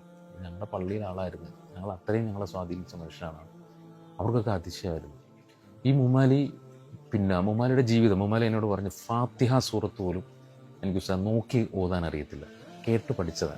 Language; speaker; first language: Malayalam; native; Malayalam